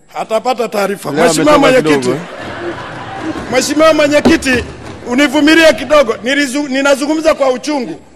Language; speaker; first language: Swahili; non-native, local second language; Sukuma